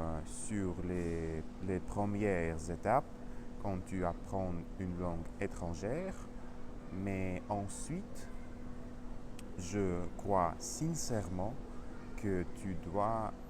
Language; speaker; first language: French; non-native, learner; Russian